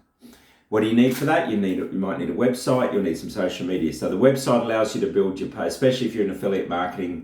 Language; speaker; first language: English; native; English